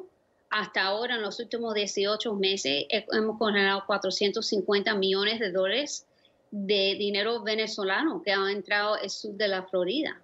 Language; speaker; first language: Spanish; early bilingual, other home language; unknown